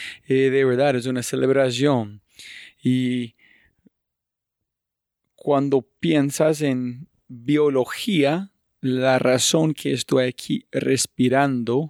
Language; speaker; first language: Spanish; non-native, fluent; English